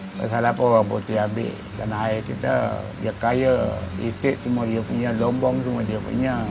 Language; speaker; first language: Malay; native; Malay